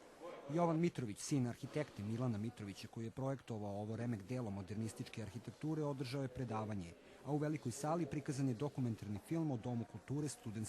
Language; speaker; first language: Serbian; native; Serbian